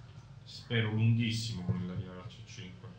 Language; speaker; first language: Italian; native; Italian